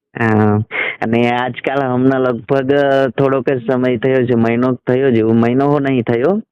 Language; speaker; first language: Gujarati; non-native, local second language; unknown